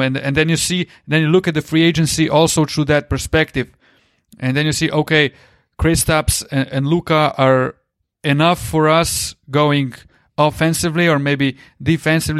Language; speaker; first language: English; non-native, fluent; Slovenian